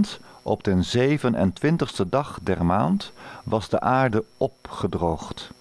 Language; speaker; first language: Dutch; native; Dutch